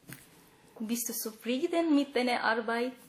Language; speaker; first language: German; non-native, learner; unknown